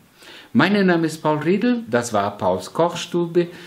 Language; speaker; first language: German; non-native, fluent; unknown